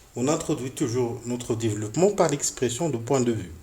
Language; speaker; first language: French; non-native, local second language; Arabic